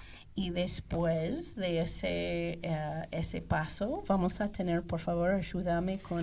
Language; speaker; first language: Spanish; non-native, fluent; English